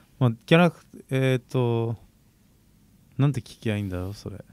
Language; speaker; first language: Japanese; native; Japanese